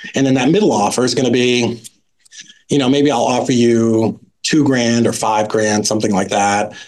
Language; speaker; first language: English; native; English